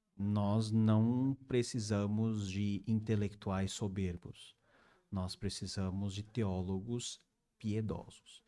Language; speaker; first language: Portuguese; early bilingual, other home language; Korean